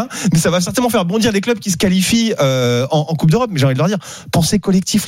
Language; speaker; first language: French; native; French